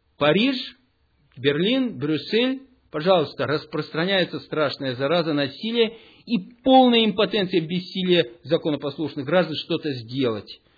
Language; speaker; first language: Russian; early bilingual, heritage; Russian